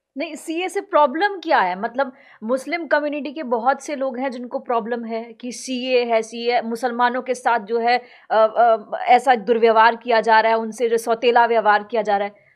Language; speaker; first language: Hindi; native; Hindi